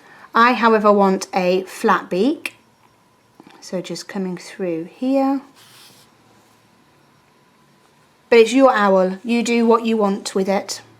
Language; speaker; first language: English; native; English